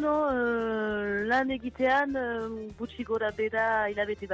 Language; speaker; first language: Basque; non-native, local second language; French